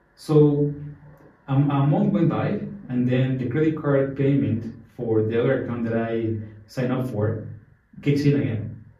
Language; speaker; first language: English; non-native, fluent; Spanish